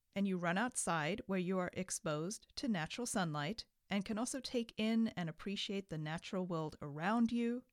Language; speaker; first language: English; native; English